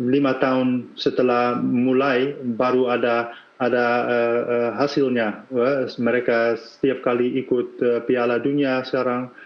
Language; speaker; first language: Indonesian; non-native, fluent; Dutch